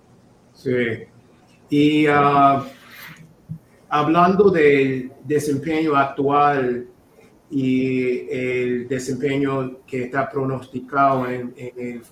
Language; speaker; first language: Spanish; non-native, fluent; English